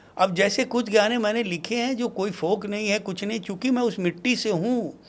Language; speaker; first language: Hindi; non-native, local second language; Bhojpuri